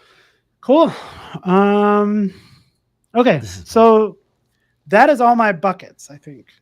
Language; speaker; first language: English; native; English